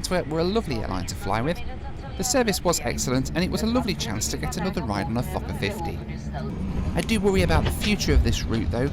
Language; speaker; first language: English; native; English